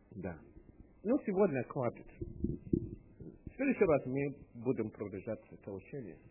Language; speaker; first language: Russian; non-native, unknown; English